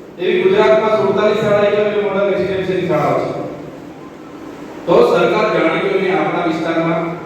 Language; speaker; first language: Gujarati; non-native, local second language; Vasavi